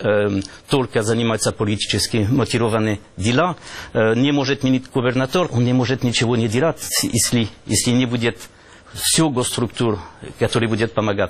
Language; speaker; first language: Russian; non-native, learner; French